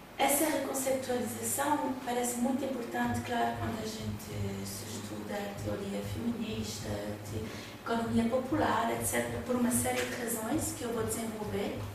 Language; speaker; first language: Portuguese; non-native, fluent; French